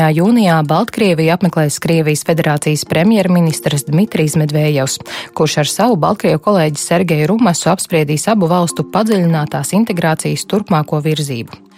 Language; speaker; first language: Latvian; native; Latvian